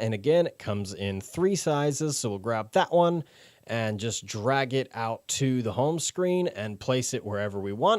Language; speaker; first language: English; native; English